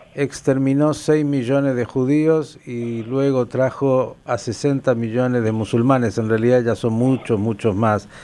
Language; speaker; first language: Spanish; native; Spanish